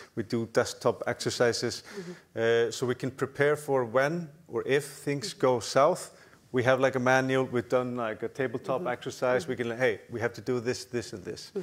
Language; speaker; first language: English; non-native, fluent; Icelandic